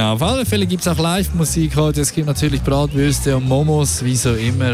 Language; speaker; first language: German; native; German